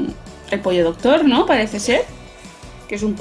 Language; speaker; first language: Spanish; native; Spanish